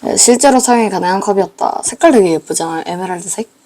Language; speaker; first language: Korean; native; Korean